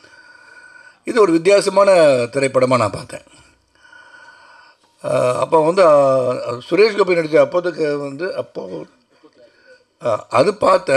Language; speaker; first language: Tamil; native; Tamil